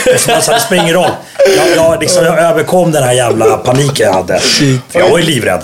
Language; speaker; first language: Swedish; early bilingual, other home language; Finnish